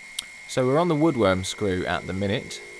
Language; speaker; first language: English; native; English